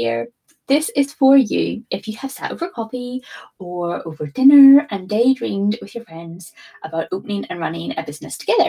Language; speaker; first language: English; native; English